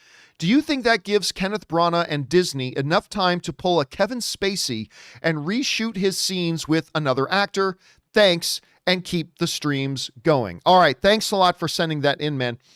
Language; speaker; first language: English; native; English